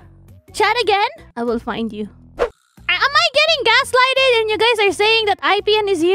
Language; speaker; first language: English; non-native, fluent; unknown